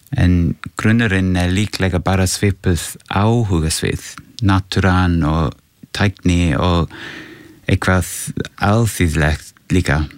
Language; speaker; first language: Icelandic; non-native, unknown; English